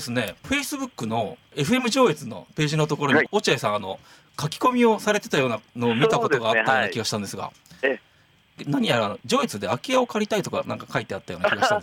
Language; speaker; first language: Japanese; native; Japanese